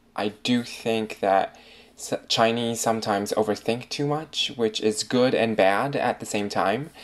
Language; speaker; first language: English; non-native, fluent; Chinese